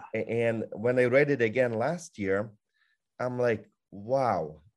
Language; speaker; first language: English; non-native, fluent; Lithuanian